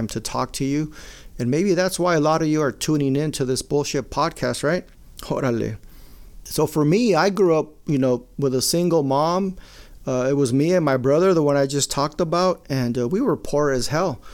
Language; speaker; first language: English; native; English